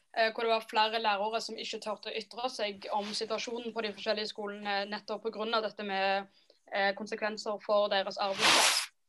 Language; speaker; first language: Norwegian; native; Norwegian